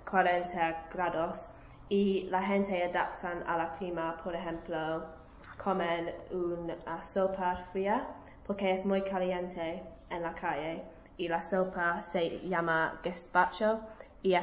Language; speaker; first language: Spanish; non-native, learner; English